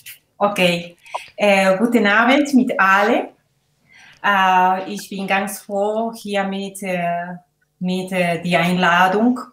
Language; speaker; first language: German; non-native, learner; Spanish